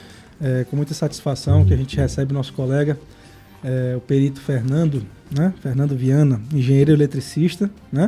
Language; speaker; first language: Portuguese; native; Portuguese